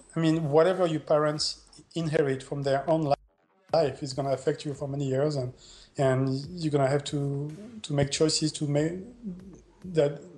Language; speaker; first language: English; non-native, fluent; French